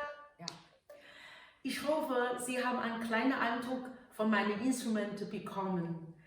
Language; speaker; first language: German; non-native, learner; Chinese